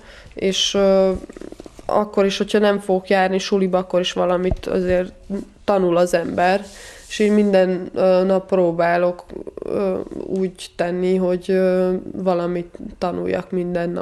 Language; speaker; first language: Hungarian; non-native, fluent; Serbian